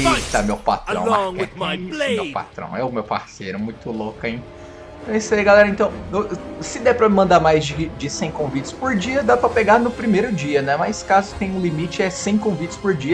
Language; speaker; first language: Portuguese; native; Portuguese